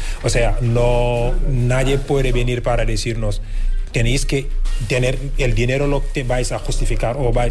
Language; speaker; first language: Spanish; non-native, fluent; Wolof